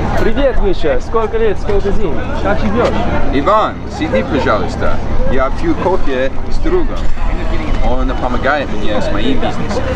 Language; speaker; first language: Russian; non-native, learner; English